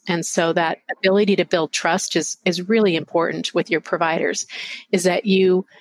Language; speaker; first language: English; native; English